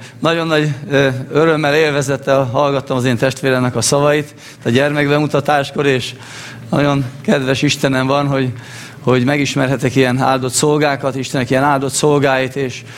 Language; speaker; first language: Hungarian; native; Hungarian